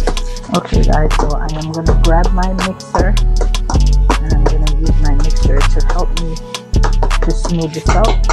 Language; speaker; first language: English; native; English